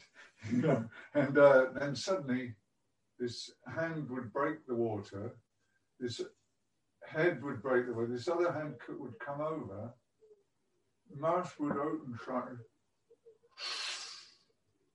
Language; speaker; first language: English; native; English